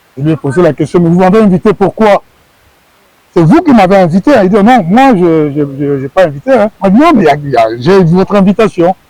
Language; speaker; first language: French; non-native, local second language; Lingala